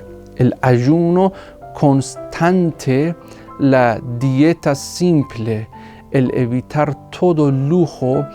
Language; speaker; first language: Spanish; non-native, fluent; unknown